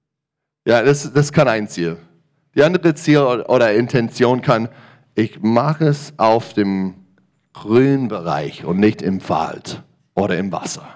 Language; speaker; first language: German; non-native, learner; English